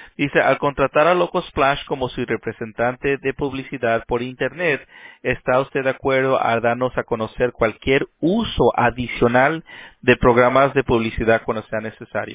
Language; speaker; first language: Spanish; early bilingual, heritage; Spanish